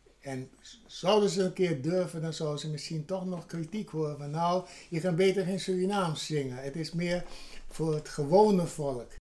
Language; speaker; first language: Dutch; native; Dutch